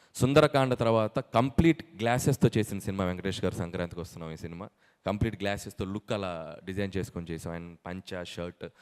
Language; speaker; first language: Telugu; native; Telugu